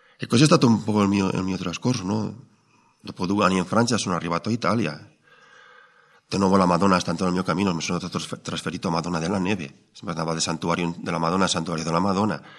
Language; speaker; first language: Italian; non-native, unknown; Spanish